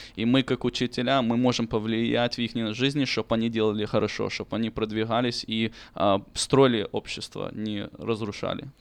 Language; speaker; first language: Russian; early bilingual, heritage; Russian